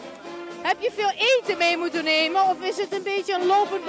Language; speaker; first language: Dutch; native; Dutch